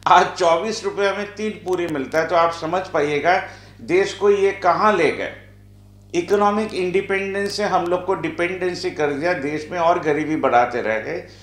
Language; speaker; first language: Hindi; non-native, local second language; Bangla